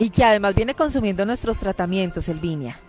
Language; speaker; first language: Spanish; native; Spanish